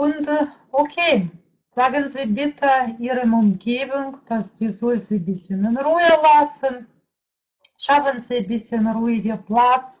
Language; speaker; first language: German; non-native, fluent; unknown